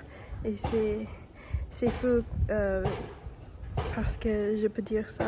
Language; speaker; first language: French; non-native, learner; English